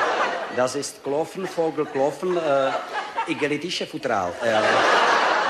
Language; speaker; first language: German; non-native, learner; Czech